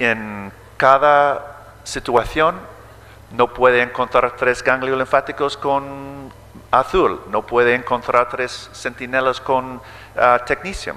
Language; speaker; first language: Spanish; early bilingual, heritage; English